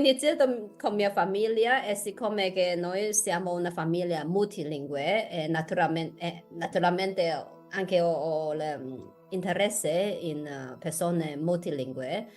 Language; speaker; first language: Italian; non-native, fluent; Chinese